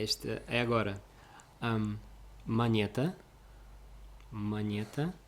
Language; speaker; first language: Portuguese; non-native, fluent; Russian